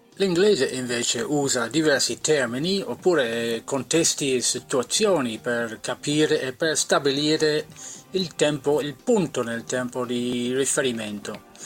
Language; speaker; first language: Italian; non-native, fluent; English